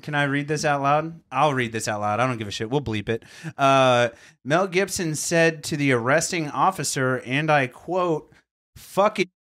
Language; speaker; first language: English; native; English